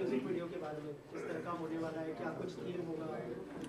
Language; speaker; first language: Hindi; native; Hindi